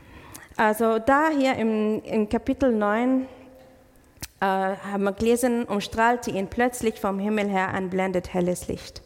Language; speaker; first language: German; non-native, fluent; English